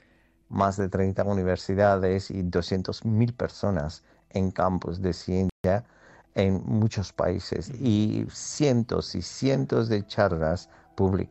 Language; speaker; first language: Spanish; non-native, fluent; Armenian